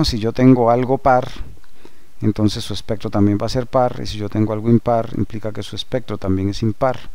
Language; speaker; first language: Spanish; native; Spanish